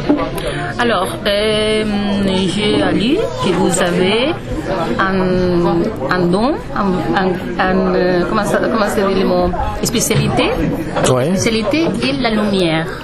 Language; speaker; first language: French; non-native, learner; Spanish